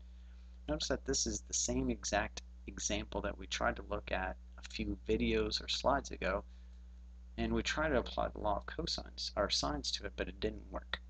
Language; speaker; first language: English; native; English